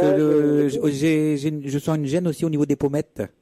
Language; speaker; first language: French; native; French